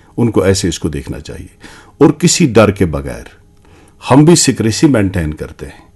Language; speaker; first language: Urdu; non-native, local second language; Kashmiri